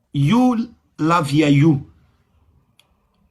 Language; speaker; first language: English; non-native, learner; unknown